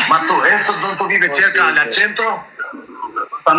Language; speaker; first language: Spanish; non-native, learner; Albanian